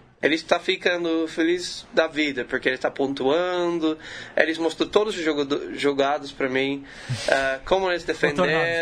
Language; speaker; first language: Portuguese; non-native, learner; English